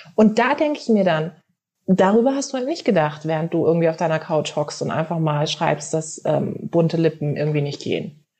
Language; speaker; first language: German; native; German